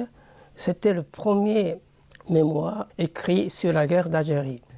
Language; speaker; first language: French; non-native, fluent; Japanese